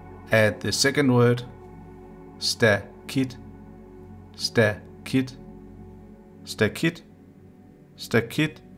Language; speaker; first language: English; non-native, fluent; Danish